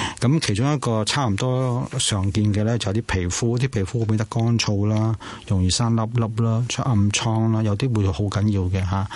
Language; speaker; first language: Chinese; non-native, local second language; Cantonese